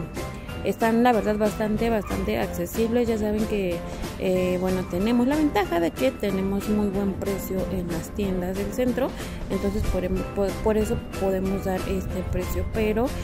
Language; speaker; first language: Spanish; native; Spanish